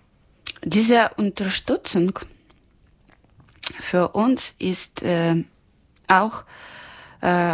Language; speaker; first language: German; non-native, learner; Ukrainian